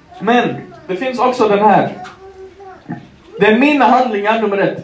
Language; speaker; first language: Swedish; non-native, local second language; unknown